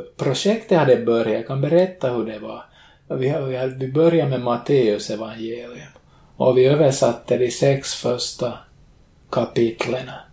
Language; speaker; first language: Swedish; native; Swedish